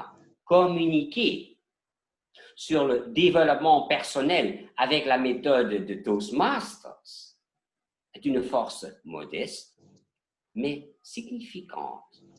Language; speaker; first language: French; non-native, learner; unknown